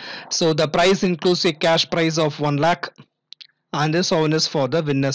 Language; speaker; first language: English; non-native, local second language; Tamil